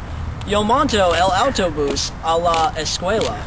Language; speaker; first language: Spanish; non-native, learner; English